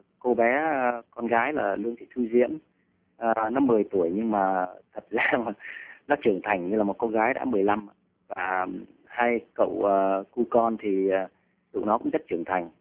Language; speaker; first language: Vietnamese; early bilingual, heritage; Vietnamese